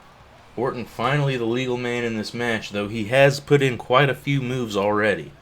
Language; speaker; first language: English; native; English